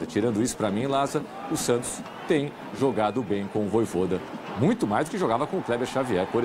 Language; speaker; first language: Portuguese; native; Portuguese